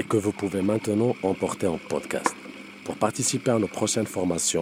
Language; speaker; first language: French; native; French